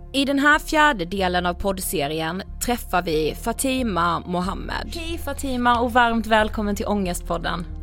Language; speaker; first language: Swedish; native; Swedish